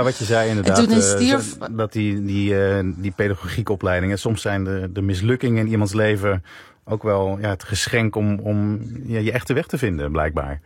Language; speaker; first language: Dutch; native; Dutch